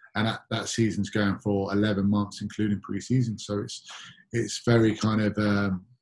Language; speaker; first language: English; native; English